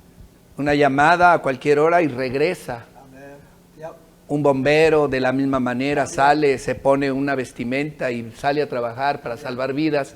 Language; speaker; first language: Spanish; native; Spanish